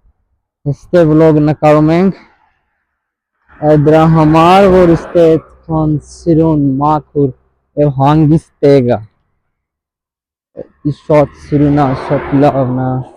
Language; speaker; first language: Armenian; non-native, learner; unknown